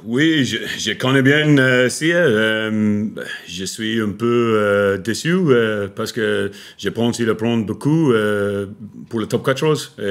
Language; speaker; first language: French; non-native, learner; English